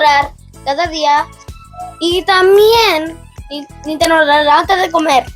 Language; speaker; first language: Spanish; early bilingual, heritage; Spanish